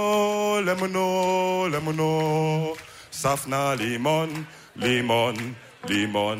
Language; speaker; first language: German; early bilingual, other home language; Wolof